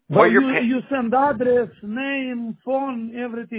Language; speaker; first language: English; non-native, learner; Romanian